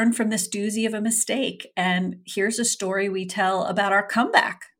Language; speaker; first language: English; early bilingual, other home language; Urdu